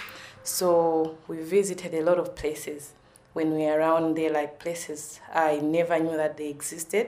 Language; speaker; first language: English; non-native, local second language; Nyanja